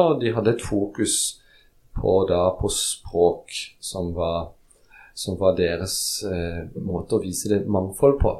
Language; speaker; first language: Norwegian; early bilingual, other home language; Polish